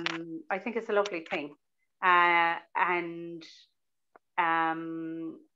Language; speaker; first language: English; native; English